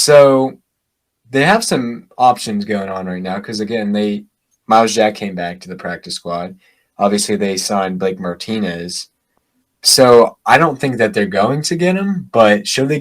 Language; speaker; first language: English; native; English